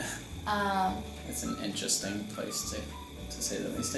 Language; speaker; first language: English; native; English